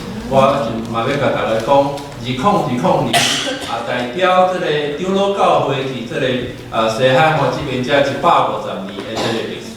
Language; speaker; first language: Chinese; native; Chinese